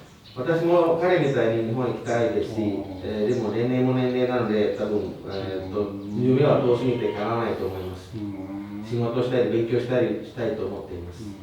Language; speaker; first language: Japanese; non-native, fluent; Indonesian